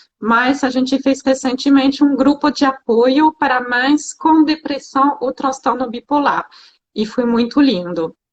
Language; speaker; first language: Portuguese; non-native, fluent; French